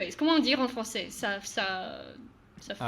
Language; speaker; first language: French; non-native, learner; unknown